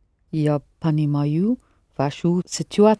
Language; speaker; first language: Russian; non-native, learner; English